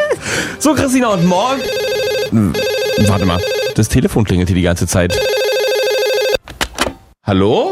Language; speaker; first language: German; native; German